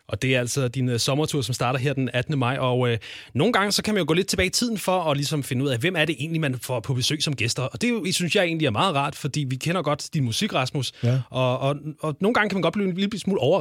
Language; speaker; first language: Danish; native; Danish